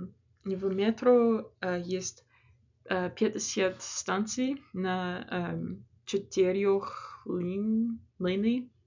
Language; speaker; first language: Russian; non-native, learner; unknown